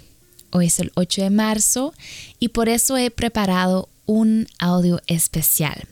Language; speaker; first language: Spanish; non-native, fluent; German